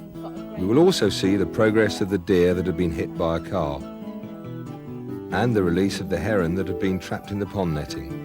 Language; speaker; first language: English; native; English